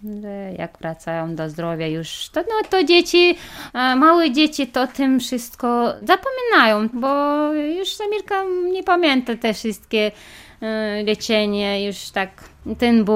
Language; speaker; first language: Polish; non-native, learner; Chechen